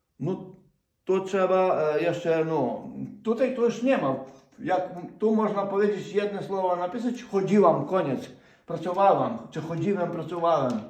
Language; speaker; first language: Polish; non-native, fluent; Ukrainian